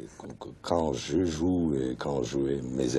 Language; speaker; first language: French; non-native, learner; Russian